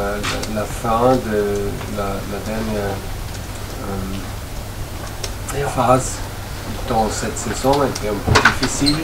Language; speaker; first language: French; non-native, fluent; German